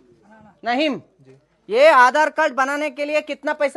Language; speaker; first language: Hindi; non-native, local second language; Kannada